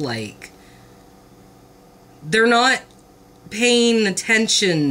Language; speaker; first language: English; native; English